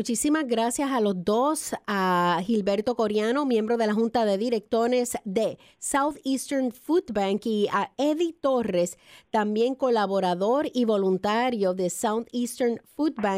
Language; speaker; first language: Spanish; native; Spanish